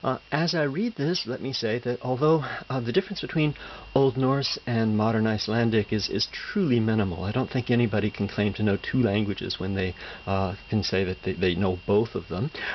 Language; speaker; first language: English; native; English